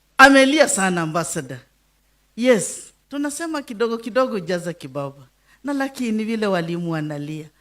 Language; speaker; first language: Swahili; non-native, local second language; Luyia